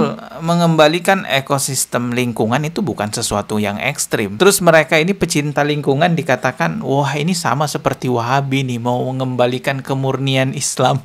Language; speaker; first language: Indonesian; native; Indonesian